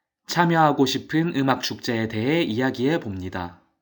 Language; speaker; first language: Korean; native; Korean